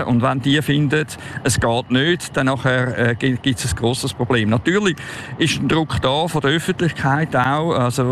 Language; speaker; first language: German; native; German